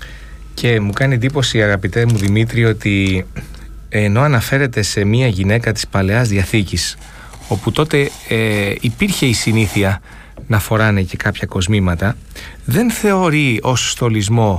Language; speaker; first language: Greek; native; Greek